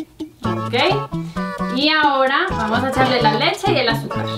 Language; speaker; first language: Spanish; native; Spanish